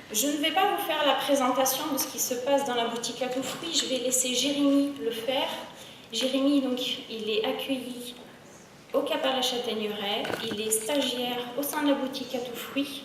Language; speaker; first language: French; native; French